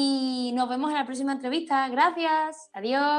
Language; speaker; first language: Spanish; native; Spanish